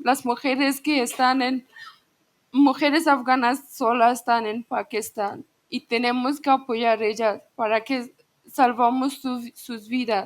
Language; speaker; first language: Spanish; non-native, learner; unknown